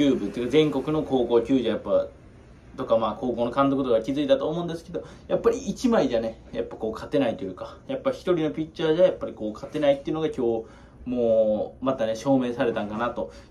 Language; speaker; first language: Japanese; native; Japanese